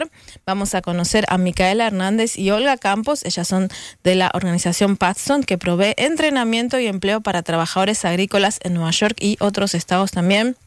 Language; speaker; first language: Spanish; native; Spanish